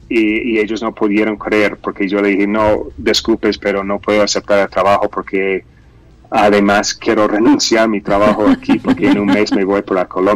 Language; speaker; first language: Spanish; non-native, fluent; English